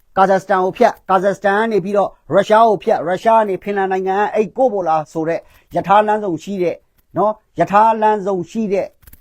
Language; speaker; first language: Burmese; non-native, local second language; Kachin